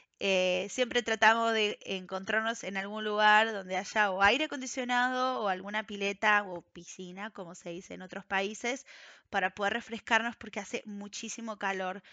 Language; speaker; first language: Spanish; native; Spanish